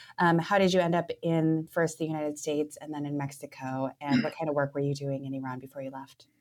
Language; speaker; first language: English; native; English